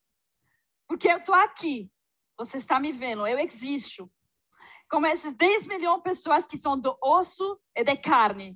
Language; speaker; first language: Portuguese; non-native, fluent; Arabic